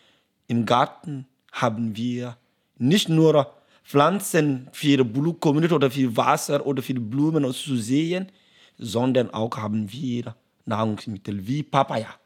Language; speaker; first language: German; non-native, learner; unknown